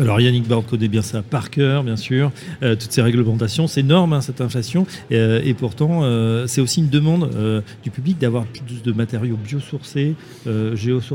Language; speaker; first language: French; native; French